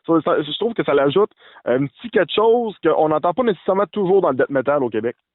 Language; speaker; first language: French; native; French